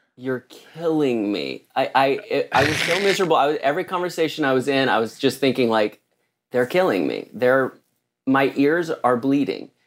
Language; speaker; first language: English; native; English